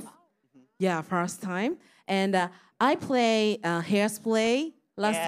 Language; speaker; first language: English; non-native, learner; Japanese